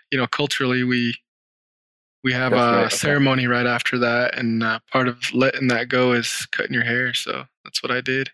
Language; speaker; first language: English; early bilingual, other home language; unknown